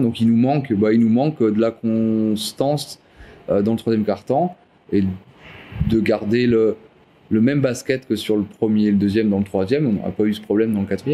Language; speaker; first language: French; native; French